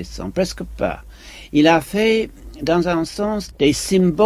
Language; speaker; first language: French; non-native, fluent; English